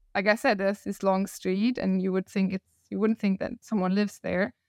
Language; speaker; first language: English; non-native, fluent; German